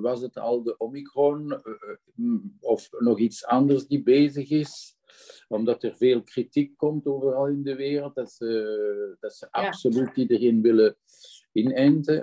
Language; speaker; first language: Dutch; non-native, local second language; French